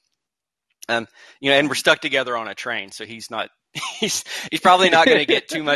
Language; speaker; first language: English; native; English